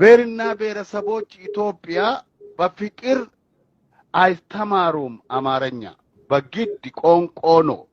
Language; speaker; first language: Amharic; non-native, local second language; Oromo